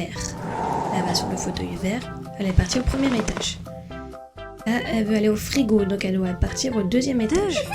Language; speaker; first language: French; native; French